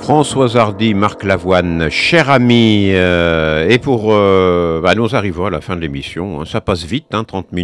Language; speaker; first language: French; native; French